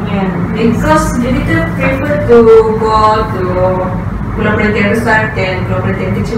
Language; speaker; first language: English; non-native, local second language; Malay